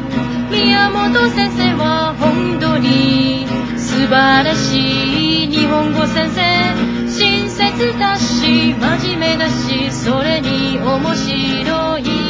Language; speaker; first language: Japanese; non-native, learner; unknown